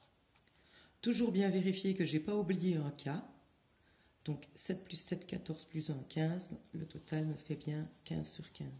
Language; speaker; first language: French; native; French